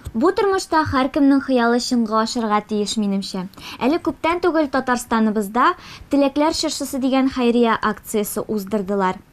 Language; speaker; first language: Tatar; native; Tatar